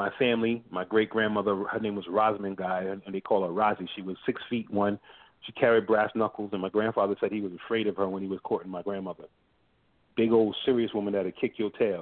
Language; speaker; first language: English; early bilingual, other home language; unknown